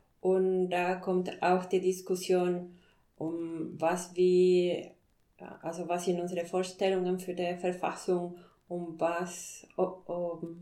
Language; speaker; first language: German; non-native, fluent; Spanish